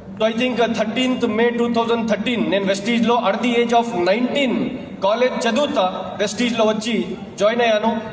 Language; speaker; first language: Telugu; non-native, local second language; Urdu